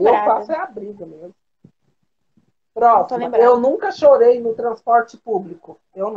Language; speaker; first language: Portuguese; native; Portuguese